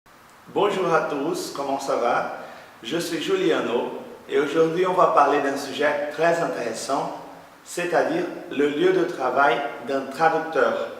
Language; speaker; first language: French; non-native, fluent; Portuguese